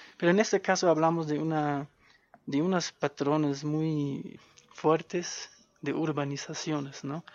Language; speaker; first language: Spanish; non-native, fluent; German